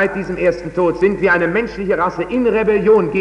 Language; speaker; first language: German; native; German